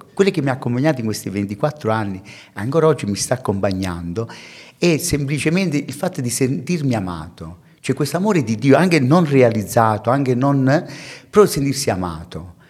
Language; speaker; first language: Italian; native; Italian